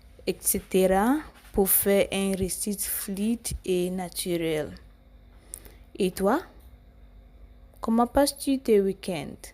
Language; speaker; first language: French; non-native, learner; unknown